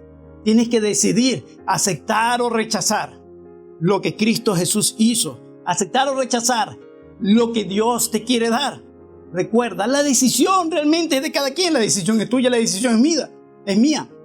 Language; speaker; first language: Spanish; native; Spanish